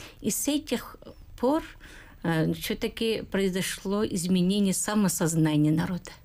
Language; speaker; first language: Russian; non-native, local second language; Yakut